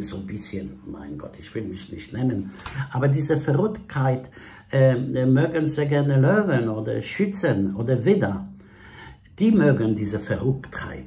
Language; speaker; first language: German; non-native, fluent; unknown